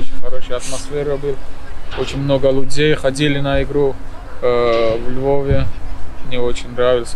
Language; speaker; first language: Russian; non-native, learner; Georgian